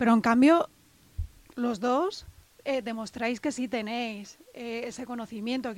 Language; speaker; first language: Spanish; native; Spanish